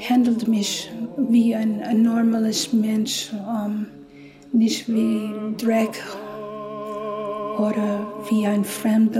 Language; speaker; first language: German; non-native, learner; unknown